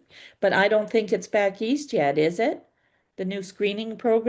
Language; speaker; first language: English; native; English